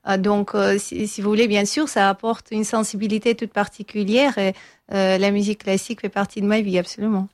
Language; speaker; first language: French; non-native, fluent; Armenian